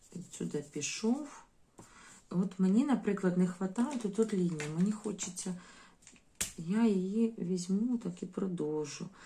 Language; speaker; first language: Ukrainian; non-native, local second language; Russian